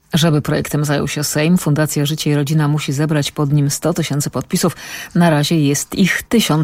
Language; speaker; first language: Polish; native; Polish